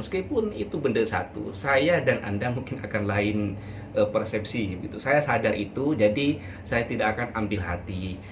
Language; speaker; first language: Indonesian; non-native, local second language; Madurese